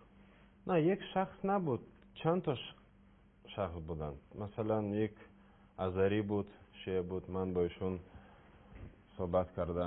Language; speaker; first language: Persian; non-native, learner; Russian